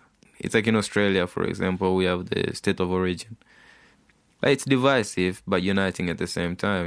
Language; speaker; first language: English; non-native, fluent; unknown